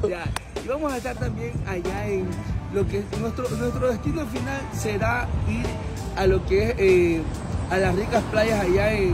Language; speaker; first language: Spanish; native; Spanish